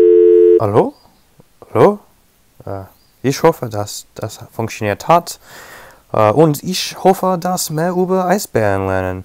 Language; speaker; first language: German; non-native, learner; English